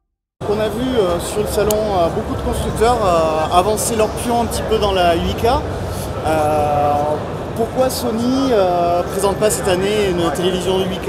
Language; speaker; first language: French; native; French